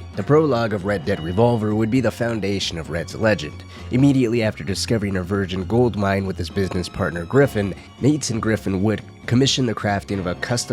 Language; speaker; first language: English; native; English